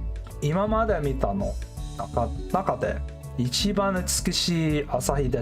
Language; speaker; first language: Japanese; non-native, learner; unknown